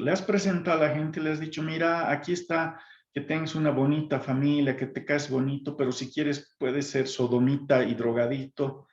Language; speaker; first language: Spanish; native; Spanish